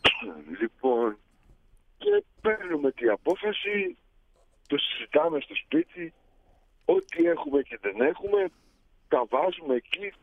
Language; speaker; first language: Greek; early bilingual, heritage; Greek